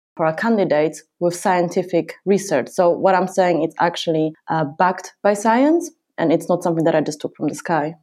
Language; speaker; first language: English; non-native, fluent; Polish